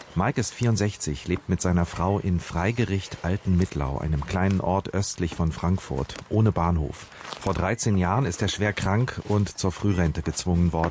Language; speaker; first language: German; native; German